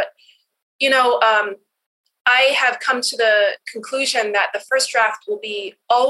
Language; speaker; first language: English; native; English